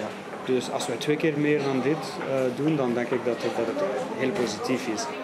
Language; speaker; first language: Dutch; non-native, fluent; Catalan